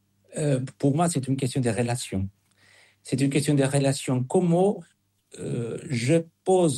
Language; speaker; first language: French; non-native, fluent; Spanish